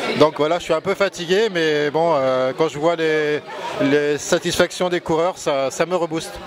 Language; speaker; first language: French; native; French